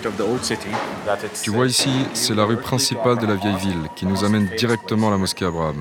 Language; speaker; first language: French; non-native, fluent; Arabic